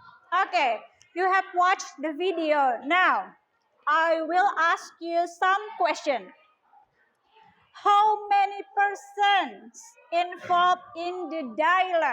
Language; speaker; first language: English; non-native, learner; Indonesian